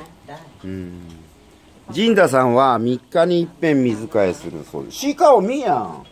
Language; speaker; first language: Japanese; native; Japanese